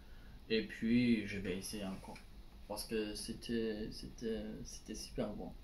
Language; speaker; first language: French; non-native, learner; Turkish